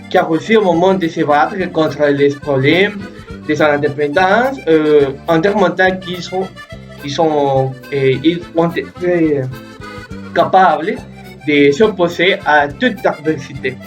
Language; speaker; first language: French; non-native, learner; Spanish